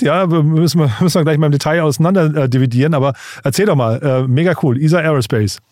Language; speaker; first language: German; native; German